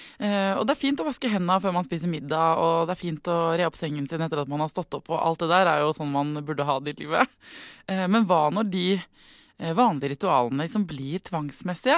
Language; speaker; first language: Norwegian; native; Norwegian